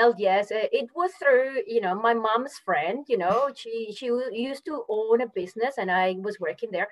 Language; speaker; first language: English; non-native, fluent; Spanish